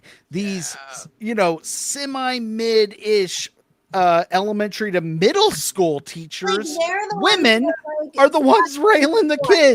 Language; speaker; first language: English; native; English